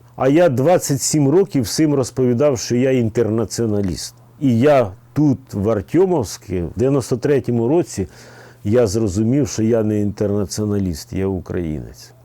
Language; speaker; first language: Ukrainian; native; Ukrainian